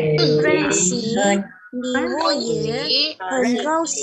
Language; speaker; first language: Chinese; non-native, learner; Indonesian